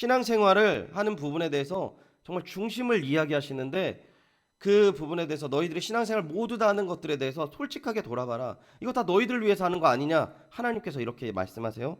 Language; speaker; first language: Korean; native; Korean